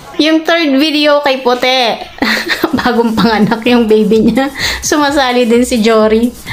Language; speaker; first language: Filipino; non-native, local second language; Cebuano